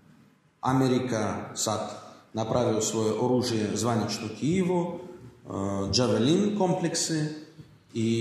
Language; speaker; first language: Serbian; non-native, learner; Russian